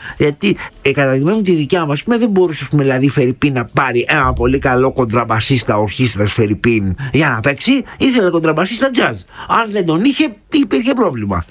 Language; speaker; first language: Greek; native; Greek